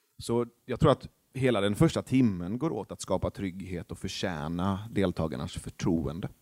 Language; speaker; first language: Swedish; early bilingual, other home language; Persian